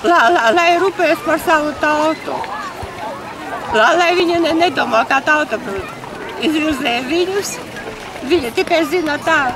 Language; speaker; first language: Latvian; non-native, local second language; Russian